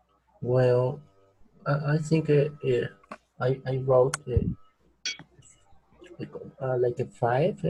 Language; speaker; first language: English; non-native, learner; Spanish